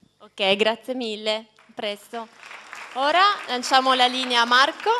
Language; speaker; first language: Italian; native; Italian